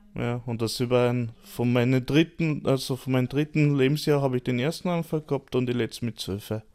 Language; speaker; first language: German; early bilingual, other home language; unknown